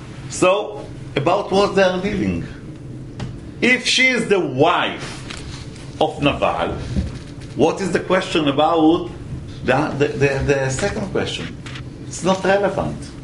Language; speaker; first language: English; non-native, fluent; Hebrew